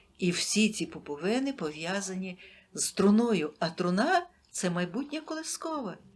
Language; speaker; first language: Ukrainian; native; Ukrainian